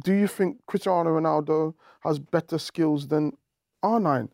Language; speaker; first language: English; native; English